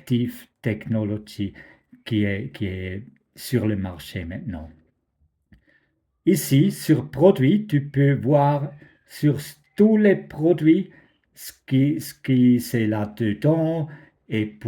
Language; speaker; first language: French; non-native, fluent; German